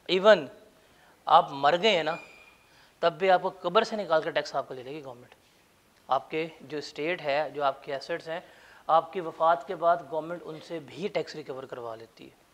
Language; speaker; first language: Urdu; non-native, local second language; Punjabi